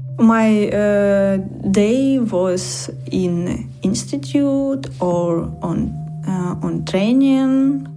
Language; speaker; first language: English; non-native, learner; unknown